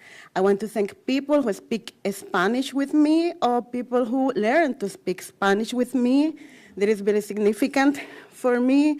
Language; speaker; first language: English; non-native, fluent; Spanish